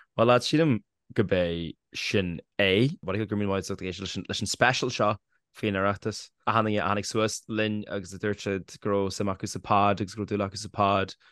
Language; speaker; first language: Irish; native; Irish